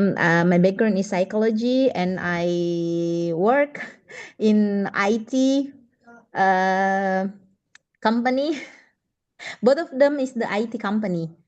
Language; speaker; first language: English; non-native, learner; Indonesian